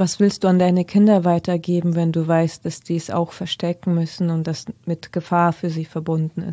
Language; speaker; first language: German; non-native, fluent; Russian